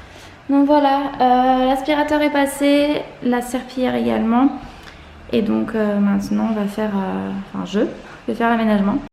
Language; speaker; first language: French; native; French